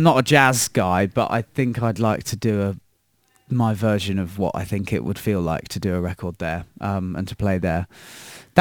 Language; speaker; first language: English; native; English